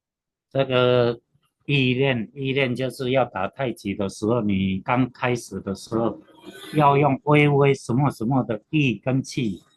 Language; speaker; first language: Chinese; native; Chinese